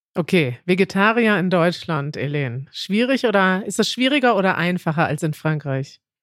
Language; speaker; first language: German; native; German